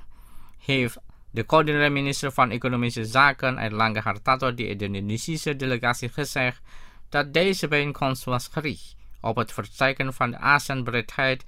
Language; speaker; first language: Dutch; non-native, fluent; Indonesian